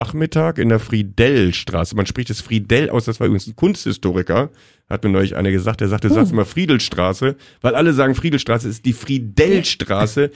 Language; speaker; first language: German; native; German